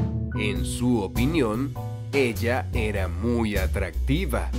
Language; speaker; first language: Spanish; non-native, fluent; English